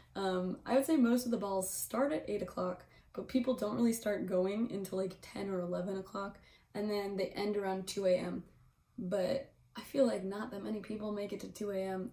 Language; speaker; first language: English; native; English